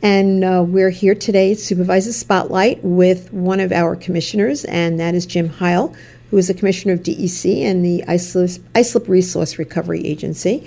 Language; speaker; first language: English; native; English